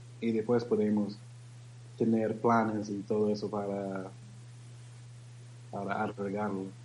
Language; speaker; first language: Spanish; non-native, learner; English